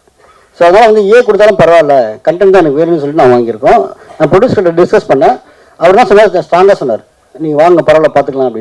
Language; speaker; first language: Tamil; native; Tamil